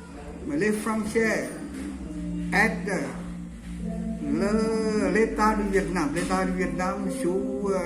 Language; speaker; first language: French; non-native, learner; Vietnamese